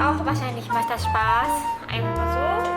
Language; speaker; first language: German; non-native, learner; Japanese